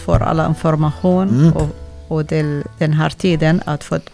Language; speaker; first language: Swedish; non-native, learner; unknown